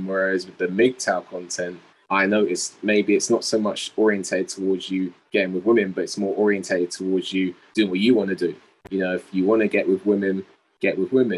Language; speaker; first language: English; native; English